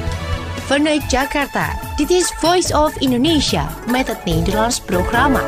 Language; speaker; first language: Dutch; non-native, fluent; Indonesian